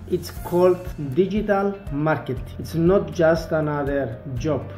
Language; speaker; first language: English; non-native, fluent; Greek